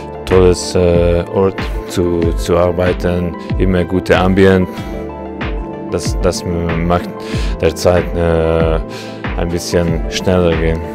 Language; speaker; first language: German; non-native, learner; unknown